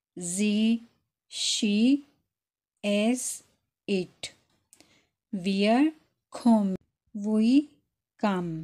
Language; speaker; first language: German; non-native, fluent; Urdu